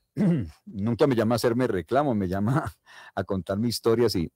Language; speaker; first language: Spanish; native; Spanish